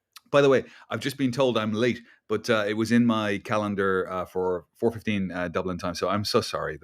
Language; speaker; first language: English; native; English